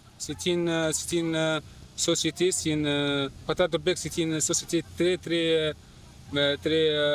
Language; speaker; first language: French; non-native, learner; Arabic